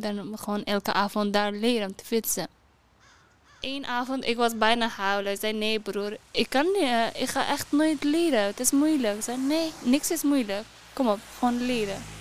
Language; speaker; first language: Dutch; non-native, learner; Persian